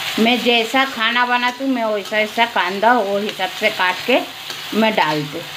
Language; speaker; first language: Hindi; non-native, local second language; Bangla